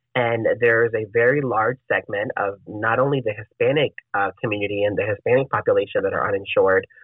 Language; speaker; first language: English; non-native, fluent; Spanish